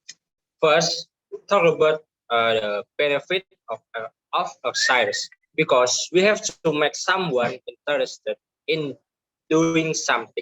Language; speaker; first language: English; non-native, learner; Indonesian